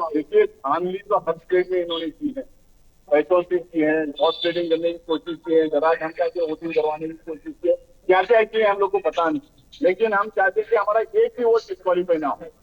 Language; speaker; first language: Hindi; non-native, local second language; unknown